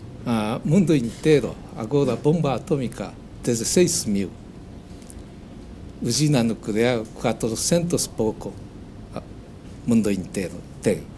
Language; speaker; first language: Portuguese; non-native, learner; Japanese